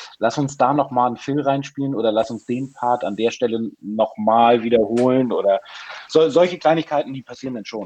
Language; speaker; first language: German; native; German